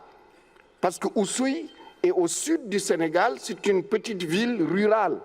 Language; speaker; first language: French; non-native, local second language; Wolof